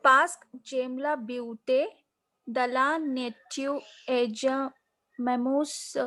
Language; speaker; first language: French; non-native, learner; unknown